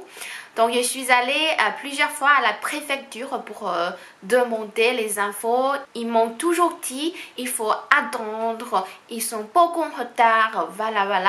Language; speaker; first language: French; non-native, fluent; Chinese